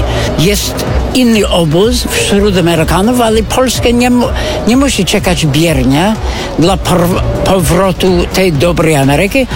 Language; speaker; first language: Polish; non-native, fluent; English